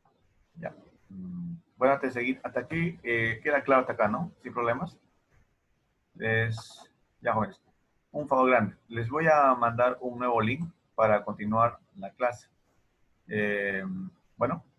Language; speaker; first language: Spanish; native; Spanish